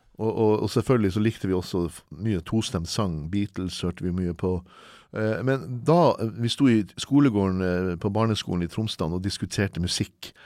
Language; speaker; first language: Norwegian; native; Norwegian